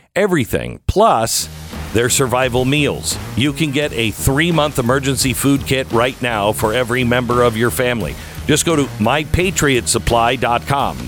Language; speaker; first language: English; early bilingual, other home language; German